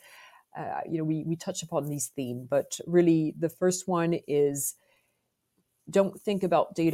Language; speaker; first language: English; non-native, fluent; French